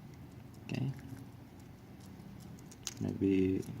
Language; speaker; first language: English; non-native, learner; Indonesian